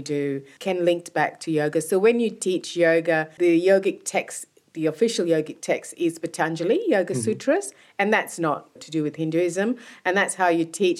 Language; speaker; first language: English; non-native, local second language; Tamil